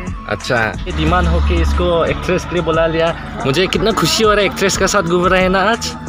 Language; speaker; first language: Hindi; non-native, learner; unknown